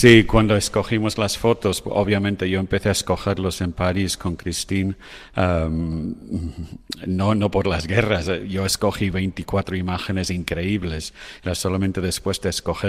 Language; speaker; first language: Spanish; non-native, fluent; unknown